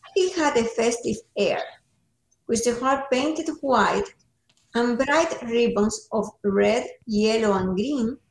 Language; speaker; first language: English; non-native, fluent; Spanish